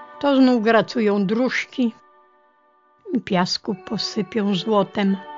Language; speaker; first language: Polish; early bilingual, other home language; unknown